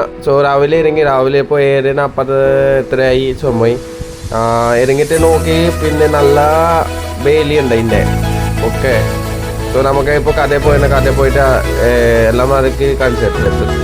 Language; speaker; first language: Malayalam; non-native, local second language; Assamese